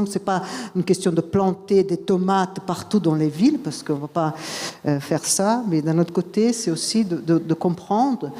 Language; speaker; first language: French; non-native, fluent; Portuguese